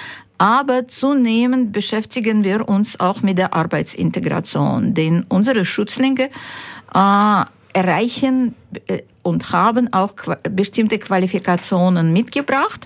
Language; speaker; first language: German; non-native, fluent; Ukrainian